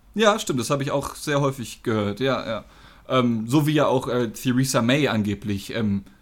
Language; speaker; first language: German; non-native, fluent; English